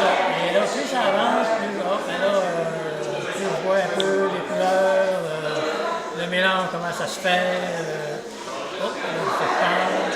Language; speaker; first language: French; native; French